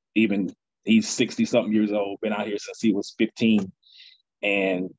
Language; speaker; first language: English; native; English